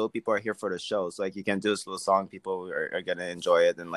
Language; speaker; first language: English; non-native, fluent; French